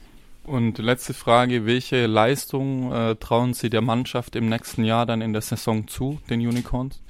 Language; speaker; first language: German; native; German